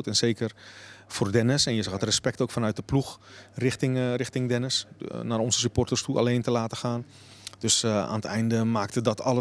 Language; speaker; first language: Dutch; native; Dutch